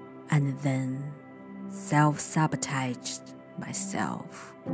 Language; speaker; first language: English; non-native, fluent; Chinese